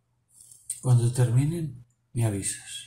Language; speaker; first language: Spanish; native; Spanish